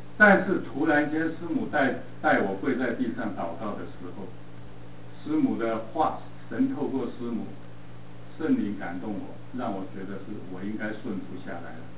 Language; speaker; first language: Chinese; native; Chinese